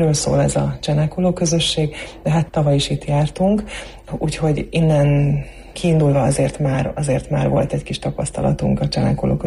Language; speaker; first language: Hungarian; non-native, local second language; Croatian